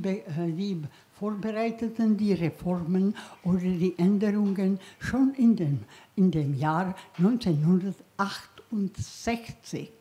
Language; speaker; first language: German; non-native, learner; Czech